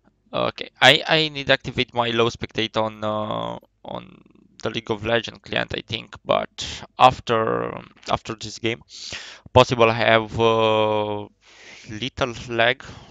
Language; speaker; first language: English; non-native, learner; Romanian